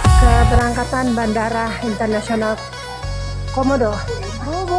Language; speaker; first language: Indonesian; native; Indonesian